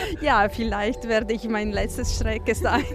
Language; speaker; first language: German; non-native, local second language; Italian